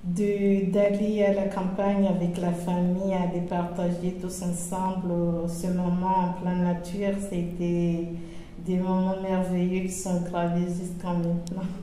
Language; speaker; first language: French; non-native, local second language; Comorian